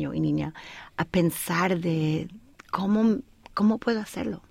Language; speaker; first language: Spanish; early bilingual, heritage; Spanish